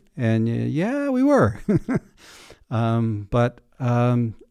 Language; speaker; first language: English; native; English